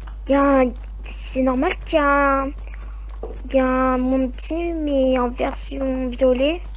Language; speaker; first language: French; native; French